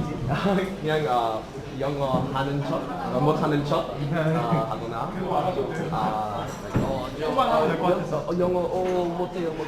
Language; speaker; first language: Korean; non-native, learner; English